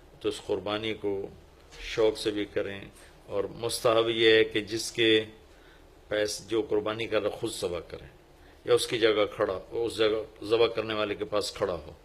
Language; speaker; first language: Urdu; non-native, local second language; Punjabi